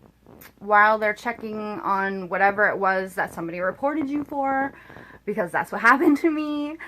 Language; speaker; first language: English; native; English